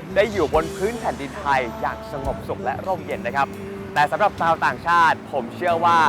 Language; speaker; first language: Thai; native; Thai